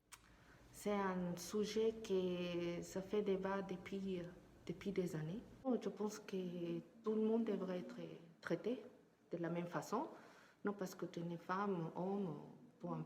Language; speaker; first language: French; non-native, fluent; Spanish